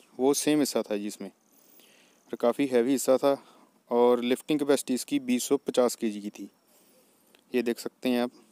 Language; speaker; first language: Hindi; non-native, local second language; Punjabi